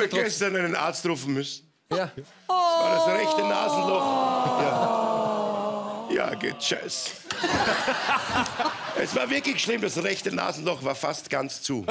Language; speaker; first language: German; native; German